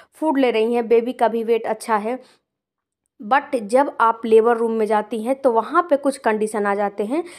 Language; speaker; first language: Hindi; native; Hindi